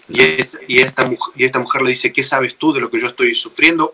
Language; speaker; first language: Spanish; native; Spanish